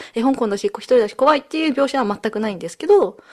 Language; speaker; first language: Japanese; early bilingual, heritage; Japanese